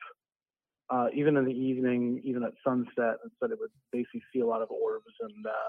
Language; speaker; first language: English; native; English